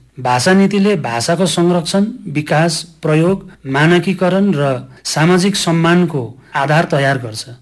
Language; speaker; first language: Nepali; native; Nepali